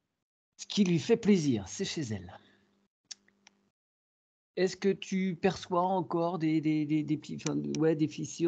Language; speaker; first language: French; native; French